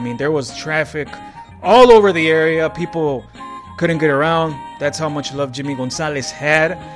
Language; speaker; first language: English; early bilingual, other home language; Spanish